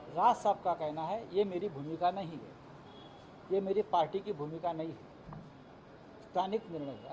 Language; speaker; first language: Hindi; non-native, local second language; Marathi